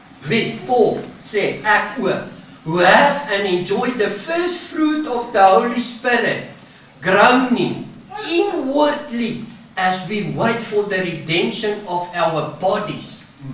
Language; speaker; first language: English; non-native, local second language; Afrikaans